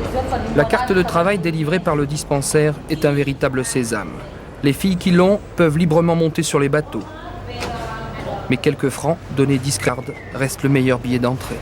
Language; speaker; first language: French; native; French